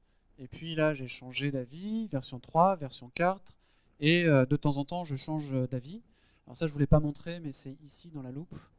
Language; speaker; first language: French; native; French